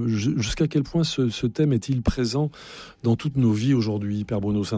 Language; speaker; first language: French; native; French